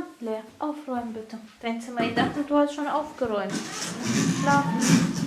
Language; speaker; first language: German; native; German